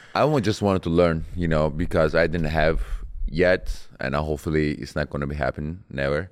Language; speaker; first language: English; non-native, learner; Turkish